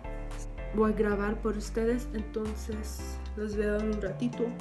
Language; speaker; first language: Spanish; early bilingual, heritage; Spanish